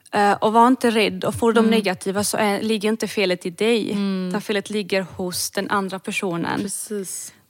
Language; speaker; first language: Swedish; early bilingual, other home language; Serbian